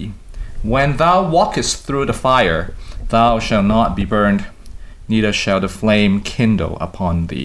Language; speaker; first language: English; non-native, local second language; Cantonese